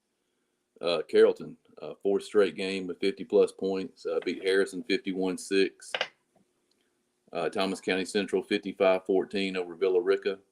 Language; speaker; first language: English; native; English